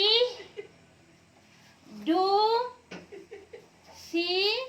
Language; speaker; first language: German; non-native, learner; Indonesian